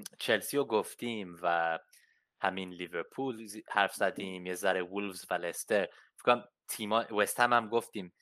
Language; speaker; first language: Persian; early bilingual, heritage; Persian